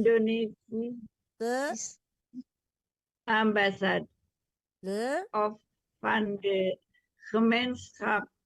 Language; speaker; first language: Dutch; non-native, learner; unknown